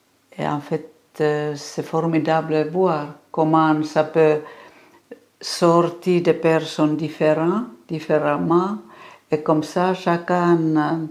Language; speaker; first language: French; non-native, fluent; Finnish